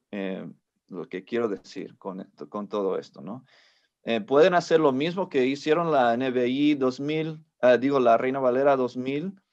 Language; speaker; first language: Spanish; non-native, fluent; English